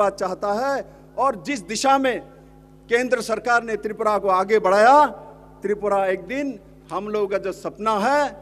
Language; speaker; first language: Hindi; non-native, local second language; Bangla